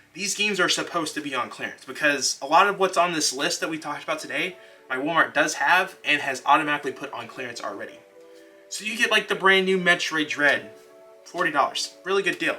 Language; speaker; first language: English; native; English